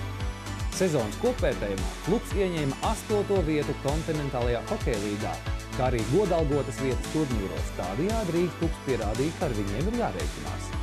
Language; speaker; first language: Latvian; native; Latvian